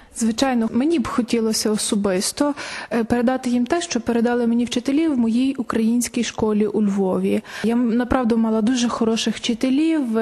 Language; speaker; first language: Ukrainian; native; Ukrainian